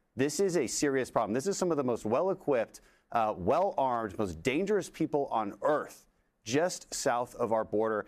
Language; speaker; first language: English; native; English